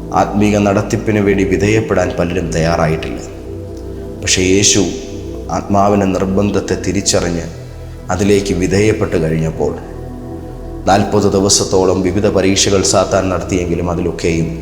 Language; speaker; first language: Malayalam; native; Malayalam